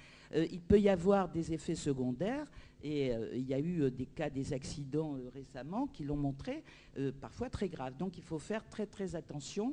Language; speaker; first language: French; native; French